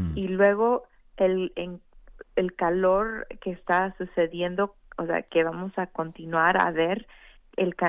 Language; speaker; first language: Spanish; native; Spanish